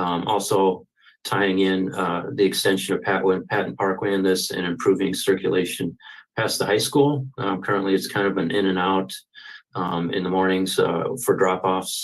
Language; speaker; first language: English; native; English